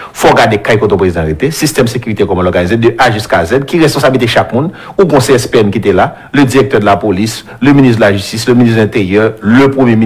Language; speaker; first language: French; non-native, local second language; Haitian Creole